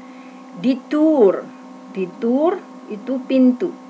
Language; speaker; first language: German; non-native, fluent; Indonesian